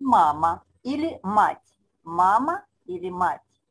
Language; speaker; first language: Russian; non-native, fluent; Spanish